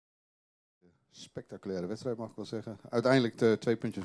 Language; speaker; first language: Dutch; native; Dutch